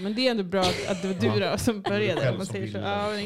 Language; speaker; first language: Swedish; native; Swedish